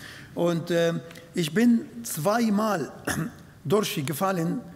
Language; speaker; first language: German; non-native, fluent; Arabic